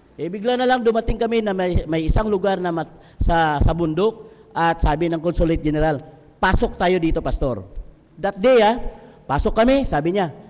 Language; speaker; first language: Filipino; non-native, local second language; Hiligaynon